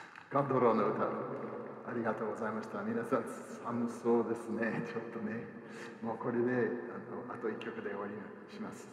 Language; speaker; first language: Japanese; non-native, fluent; English